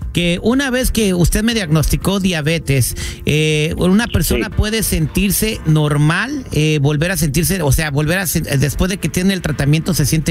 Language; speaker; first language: Spanish; native; Spanish